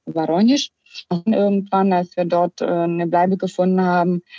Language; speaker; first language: German; early bilingual, other home language; Russian